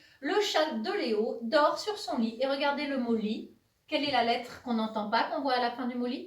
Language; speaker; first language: French; native; French